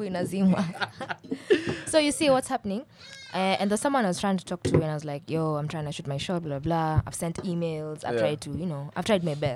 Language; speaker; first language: English; non-native, local second language; Swahili